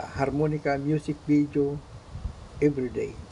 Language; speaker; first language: English; non-native, local second language; Filipino